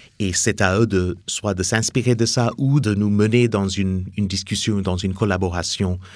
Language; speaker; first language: French; non-native, fluent; English